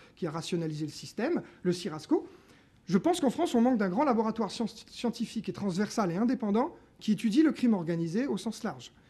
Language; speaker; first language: French; native; French